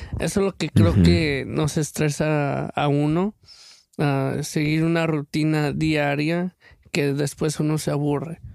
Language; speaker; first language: Spanish; early bilingual, other home language; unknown